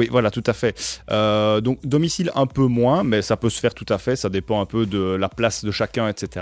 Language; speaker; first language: French; native; French